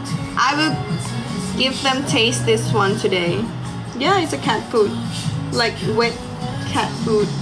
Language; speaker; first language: English; non-native, learner; Thai